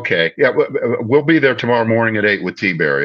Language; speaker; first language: English; native; English